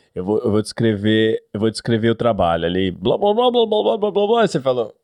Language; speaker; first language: Portuguese; native; Portuguese